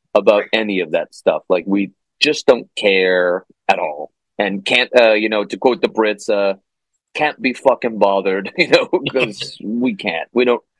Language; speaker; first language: English; native; English